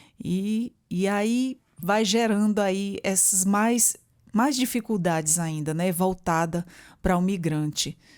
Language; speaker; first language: Portuguese; native; Portuguese